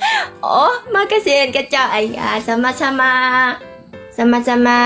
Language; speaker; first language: Indonesian; non-native, learner; Vietnamese